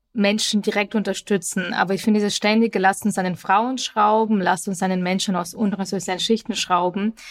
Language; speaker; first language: German; early bilingual, other home language; Russian